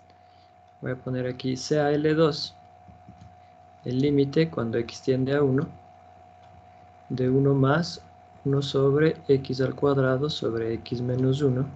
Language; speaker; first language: Spanish; native; Spanish